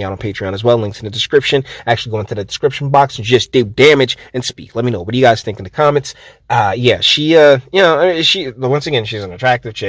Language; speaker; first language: English; native; English